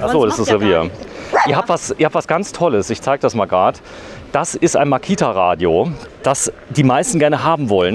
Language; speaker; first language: German; native; German